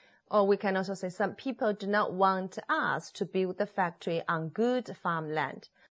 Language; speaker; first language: English; non-native, fluent; Chinese